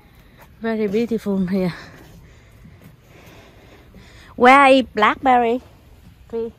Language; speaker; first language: English; non-native, learner; Vietnamese